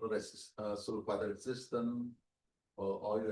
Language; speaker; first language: English; non-native, learner; Indonesian